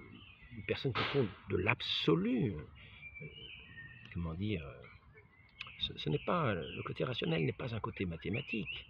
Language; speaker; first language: French; native; French